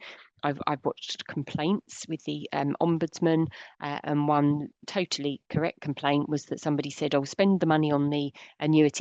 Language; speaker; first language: English; native; English